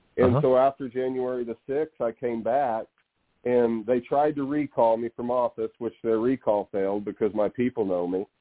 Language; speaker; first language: English; native; English